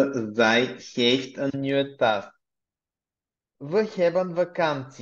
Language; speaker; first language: Dutch; non-native, fluent; Bulgarian